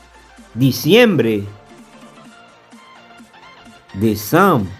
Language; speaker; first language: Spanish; non-native, learner; Haitian Creole